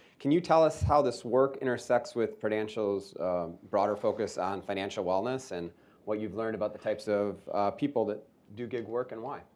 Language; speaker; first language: English; native; English